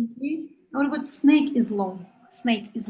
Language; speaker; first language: English; non-native, learner; Turkish